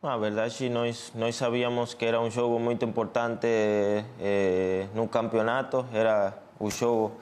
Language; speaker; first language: Portuguese; non-native, learner; Spanish